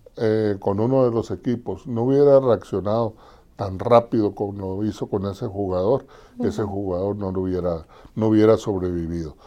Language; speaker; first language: Spanish; native; Spanish